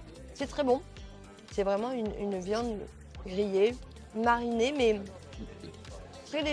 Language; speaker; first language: French; native; French